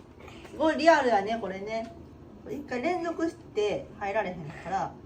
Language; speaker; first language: Japanese; native; Japanese